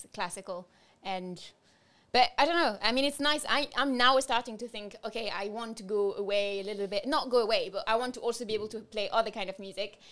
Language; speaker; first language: English; non-native, fluent; French